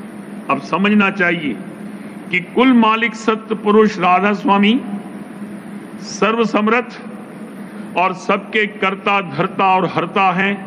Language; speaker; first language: Hindi; native; Hindi